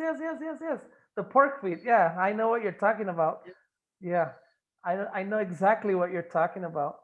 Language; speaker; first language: English; non-native, fluent; Spanish